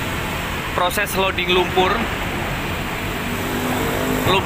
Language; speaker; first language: Indonesian; non-native, local second language; Javanese